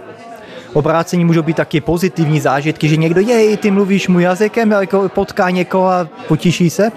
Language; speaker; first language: Czech; early bilingual, heritage; Czech